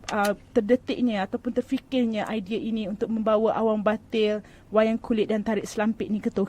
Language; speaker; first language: Malay; native; Malay